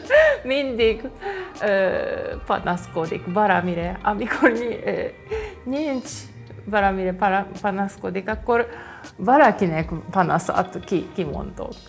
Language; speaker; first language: Hungarian; non-native, fluent; Japanese